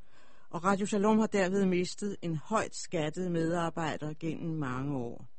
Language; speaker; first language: Danish; native; Danish